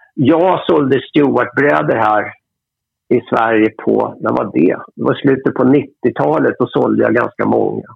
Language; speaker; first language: Swedish; native; Swedish